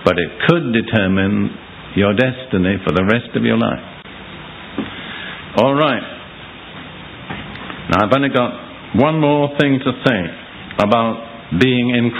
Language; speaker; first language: English; native; English